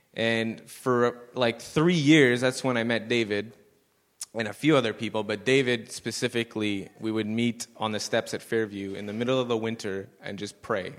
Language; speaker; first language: English; native; English